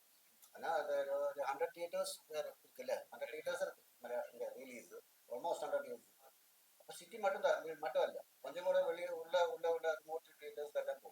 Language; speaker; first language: Tamil; non-native, learner; Malayalam